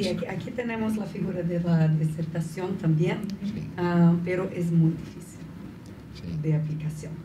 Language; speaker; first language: Spanish; non-native, fluent; Portuguese